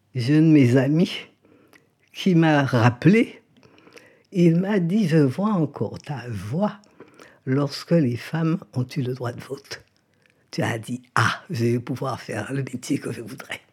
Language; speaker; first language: French; native; French